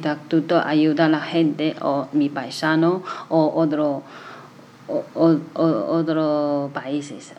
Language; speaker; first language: Spanish; non-native, learner; Chinese